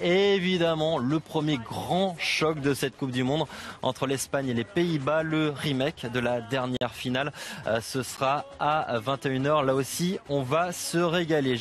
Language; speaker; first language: French; native; French